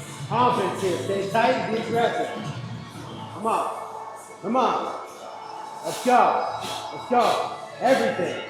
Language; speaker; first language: English; native; English